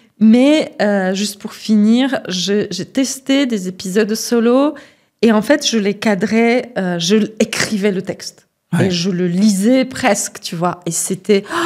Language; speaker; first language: French; non-native, fluent; Polish